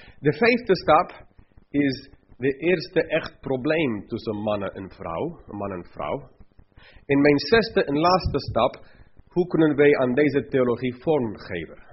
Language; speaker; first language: Dutch; non-native, fluent; English